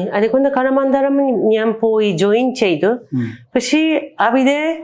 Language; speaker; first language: Malayalam; non-native, learner; Japanese